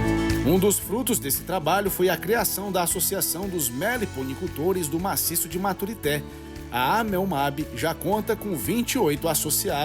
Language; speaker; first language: Portuguese; native; Portuguese